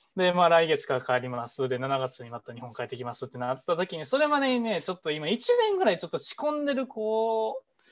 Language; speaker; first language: Japanese; native; Japanese